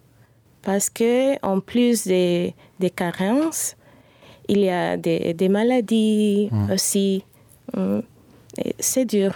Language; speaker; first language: French; non-native, fluent; Spanish